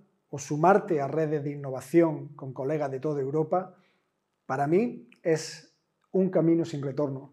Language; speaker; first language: Spanish; native; Spanish